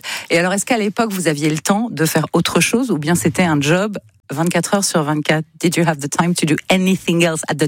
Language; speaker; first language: French; native; French